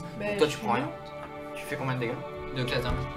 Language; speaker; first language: French; native; French